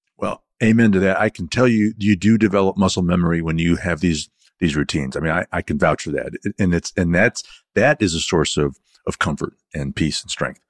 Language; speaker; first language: English; native; English